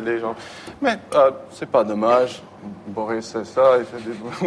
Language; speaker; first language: French; non-native, learner; English